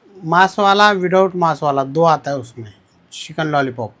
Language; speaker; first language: Hindi; non-native, local second language; Marathi